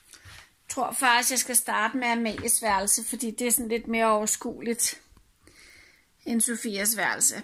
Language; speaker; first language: Danish; native; Danish